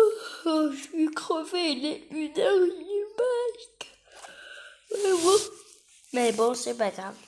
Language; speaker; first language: French; native; French